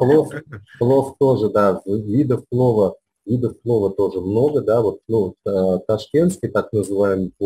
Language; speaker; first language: Russian; native; Russian